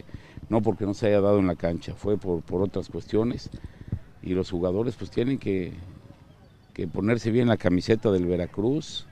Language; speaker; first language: Spanish; native; Spanish